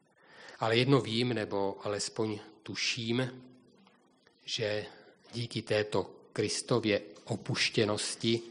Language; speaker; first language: Czech; native; Czech